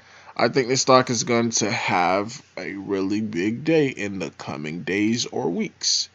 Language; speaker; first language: English; native; English